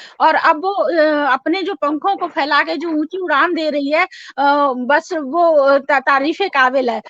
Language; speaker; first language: Hindi; native; Hindi